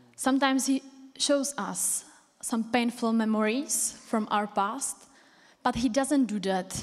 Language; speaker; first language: English; non-native, fluent; Czech